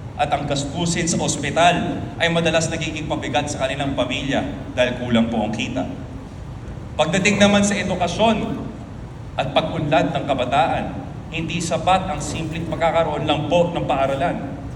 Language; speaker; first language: Filipino; native; Filipino